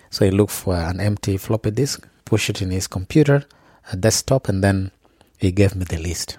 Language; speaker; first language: English; non-native, local second language; Acoli